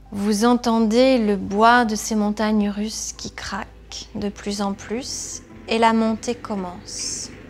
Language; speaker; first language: French; native; French